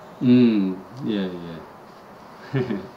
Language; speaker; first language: English; non-native, learner; Korean